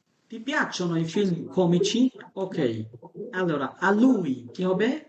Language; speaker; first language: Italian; non-native, fluent; Bangla